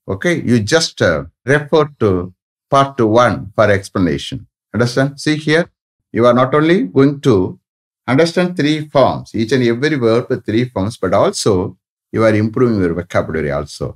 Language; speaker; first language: English; non-native, local second language; Tamil